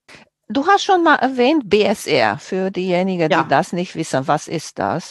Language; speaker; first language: German; non-native, fluent; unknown